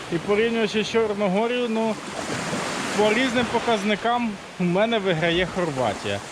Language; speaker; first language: Ukrainian; non-native, local second language; Russian